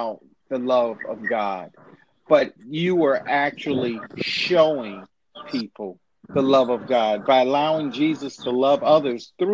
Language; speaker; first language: English; native; English